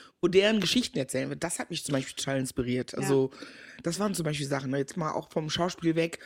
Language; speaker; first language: German; early bilingual, other home language; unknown